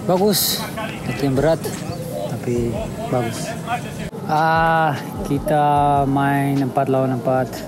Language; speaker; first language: Indonesian; non-native, learner; Dutch